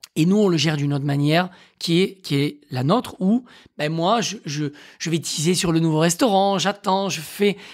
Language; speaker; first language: French; native; French